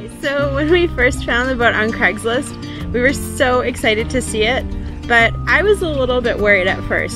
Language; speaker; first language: English; native; English